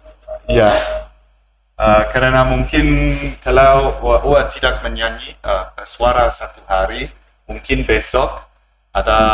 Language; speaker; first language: Indonesian; non-native, learner; English